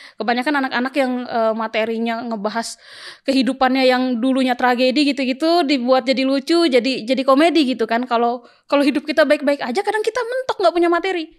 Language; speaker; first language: Indonesian; native; Indonesian